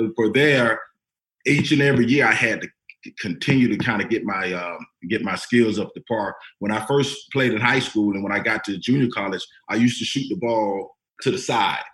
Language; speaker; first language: English; native; English